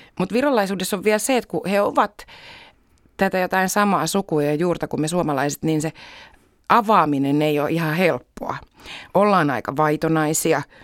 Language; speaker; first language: Finnish; native; Finnish